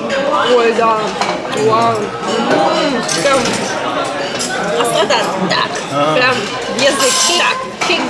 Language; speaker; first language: Russian; native; Russian